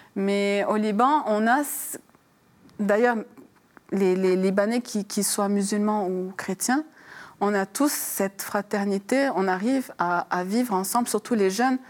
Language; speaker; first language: French; native; French